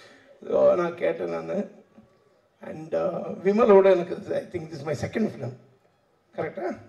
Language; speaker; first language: Tamil; native; Tamil